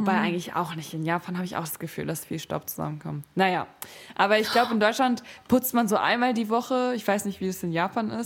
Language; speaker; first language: German; native; German